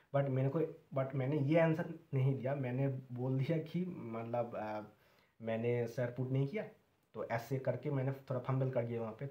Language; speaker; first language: Hindi; non-native, local second language; Bangla